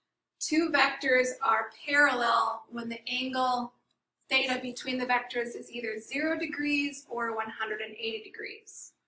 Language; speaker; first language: English; native; English